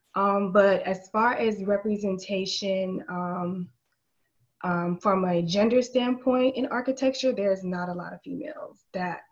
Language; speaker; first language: English; native; English